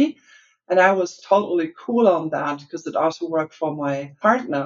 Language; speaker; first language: English; non-native, fluent; German